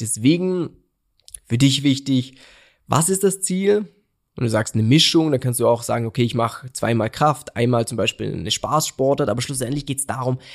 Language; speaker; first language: German; native; German